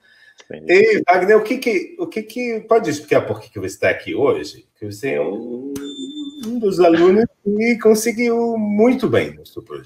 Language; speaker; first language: Portuguese; non-native, fluent; French